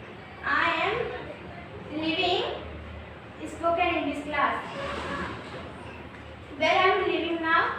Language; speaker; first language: English; non-native, learner; Hindi